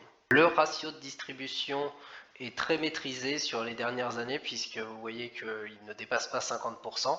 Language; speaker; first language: French; native; French